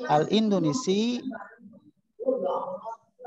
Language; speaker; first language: Arabic; non-native, fluent; Indonesian